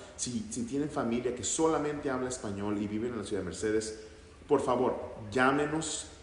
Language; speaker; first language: Spanish; early bilingual, heritage; Spanish